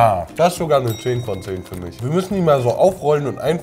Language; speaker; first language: German; native; German